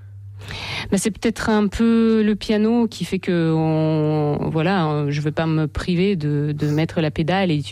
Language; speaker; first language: French; non-native, fluent; Russian